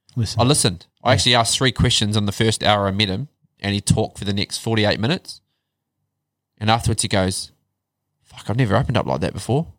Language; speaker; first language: English; native; English